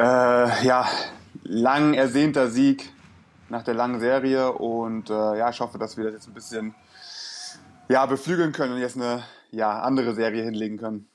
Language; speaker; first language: German; native; German